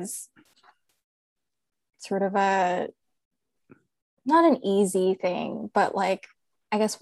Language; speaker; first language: English; native; English